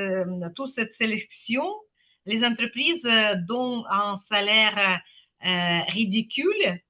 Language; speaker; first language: French; non-native, fluent; Ukrainian